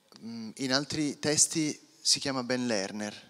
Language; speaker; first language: Italian; native; Italian